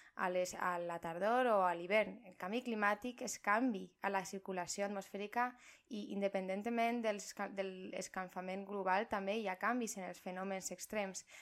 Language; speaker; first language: Catalan; non-native, local second language; Spanish